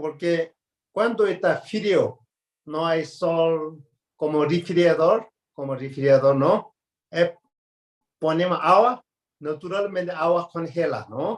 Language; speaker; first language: Spanish; non-native, learner; Tibetan